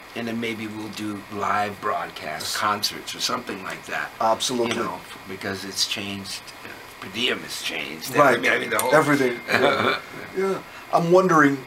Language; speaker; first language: English; native; English